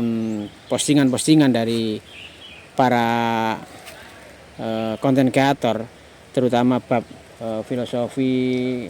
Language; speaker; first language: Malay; non-native, local second language; Javanese